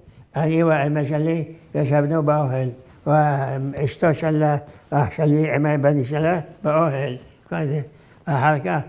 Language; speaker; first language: Hebrew; non-native, fluent; Arabic